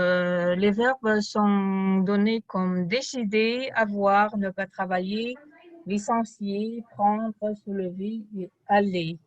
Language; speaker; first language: French; non-native, fluent; Russian